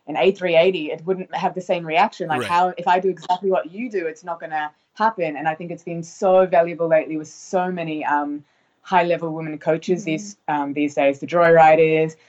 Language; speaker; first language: English; native; English